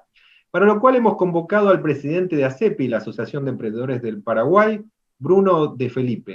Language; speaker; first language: Spanish; native; Spanish